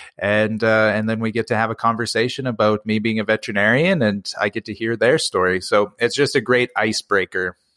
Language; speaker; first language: English; native; English